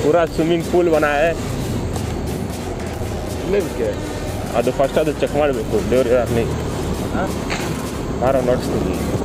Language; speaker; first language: Hindi; non-native, local second language; Kannada